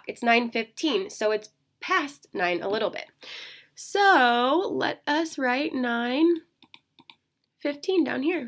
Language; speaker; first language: English; native; English